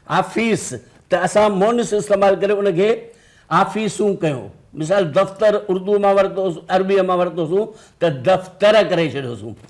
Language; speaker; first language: Sindhi; native; Sindhi